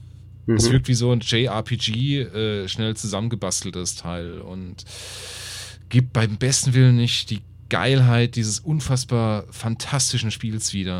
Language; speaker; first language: German; native; German